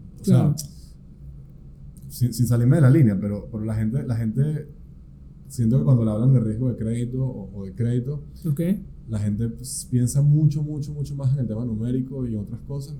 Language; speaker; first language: Spanish; native; Spanish